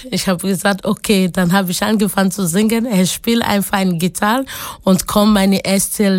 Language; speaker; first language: German; non-native, learner; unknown